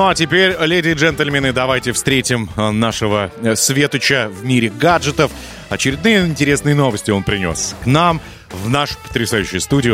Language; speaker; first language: Russian; native; Russian